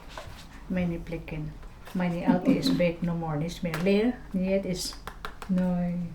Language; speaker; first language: German; non-native, learner; Cebuano